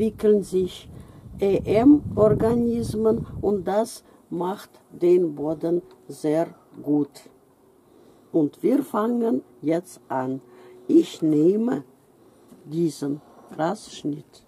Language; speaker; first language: German; non-native, fluent; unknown